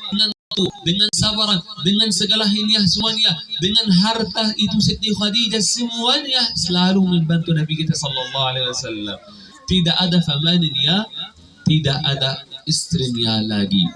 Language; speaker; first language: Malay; non-native, fluent; Arabic